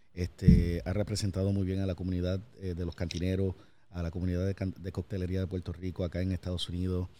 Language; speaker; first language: Spanish; native; Spanish